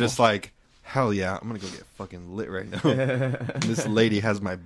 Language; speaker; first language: English; native; English